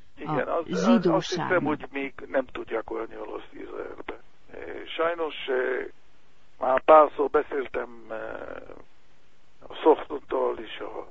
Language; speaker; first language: Hungarian; non-native, learner; Hebrew